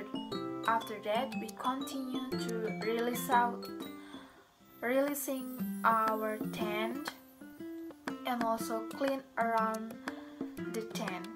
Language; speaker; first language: English; non-native, learner; Indonesian